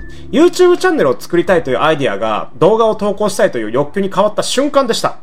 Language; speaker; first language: Japanese; native; Japanese